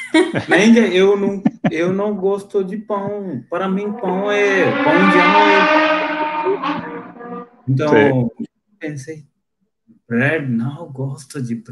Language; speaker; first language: Portuguese; non-native, local second language; Hindi